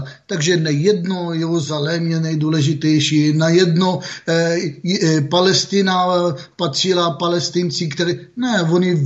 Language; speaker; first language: Czech; non-native, fluent; Hebrew